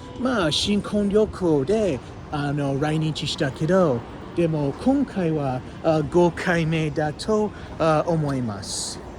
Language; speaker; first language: Japanese; non-native, learner; English